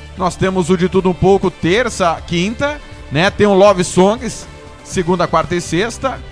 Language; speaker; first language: Portuguese; native; Portuguese